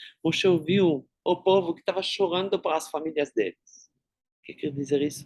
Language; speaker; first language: Portuguese; non-native, fluent; Hebrew